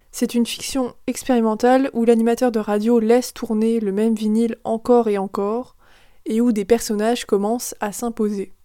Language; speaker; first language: French; native; French